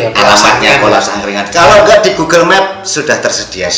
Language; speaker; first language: Indonesian; non-native, local second language; Javanese